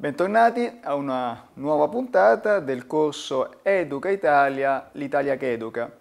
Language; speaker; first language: Italian; native; Italian